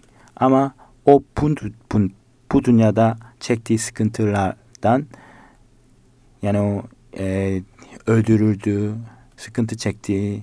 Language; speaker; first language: Turkish; non-native, learner; Korean